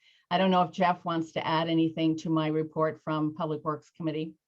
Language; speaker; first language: English; native; English